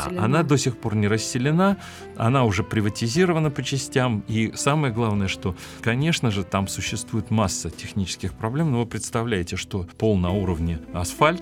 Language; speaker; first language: Russian; native; Russian